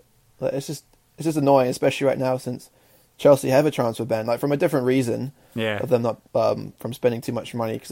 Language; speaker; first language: English; native; English